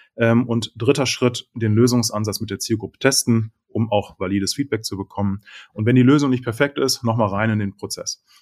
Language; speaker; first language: German; native; German